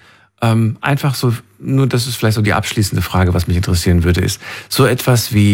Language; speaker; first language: German; native; German